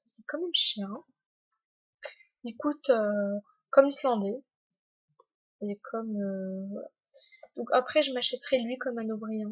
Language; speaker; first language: French; native; French